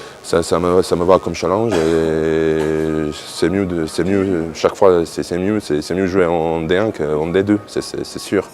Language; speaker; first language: French; non-native, fluent; Bosnian